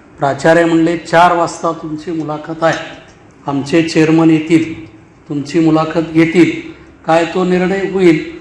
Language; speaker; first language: Marathi; non-native, local second language; Kannada